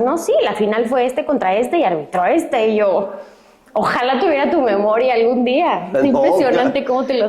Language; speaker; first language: Spanish; native; Spanish